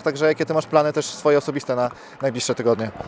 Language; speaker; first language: Polish; native; Polish